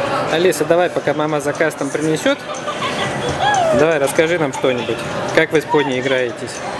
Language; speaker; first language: Russian; native; Russian